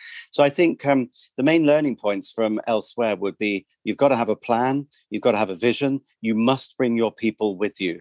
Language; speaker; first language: English; native; English